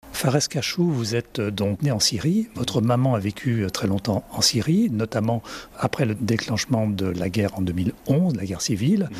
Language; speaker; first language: French; native; French